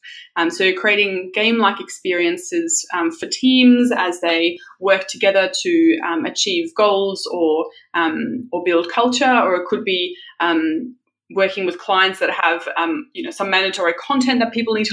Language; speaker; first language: English; early bilingual, other home language; German